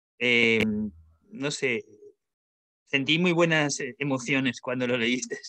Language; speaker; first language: Spanish; native; Spanish